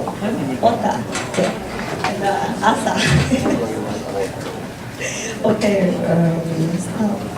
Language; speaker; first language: English; non-native, learner; Cantonese